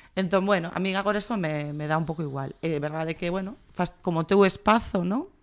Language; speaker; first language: Galician; non-native, local second language; Spanish